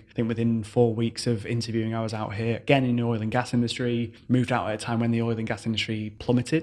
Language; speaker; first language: English; native; English